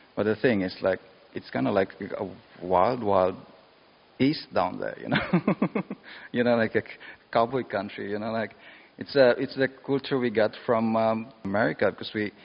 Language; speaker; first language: English; non-native, local second language; Cebuano